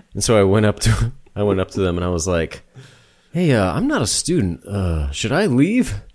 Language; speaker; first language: English; native; English